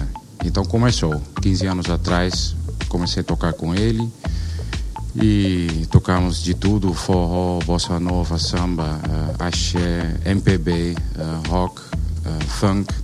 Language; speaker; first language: Portuguese; non-native, learner; Dutch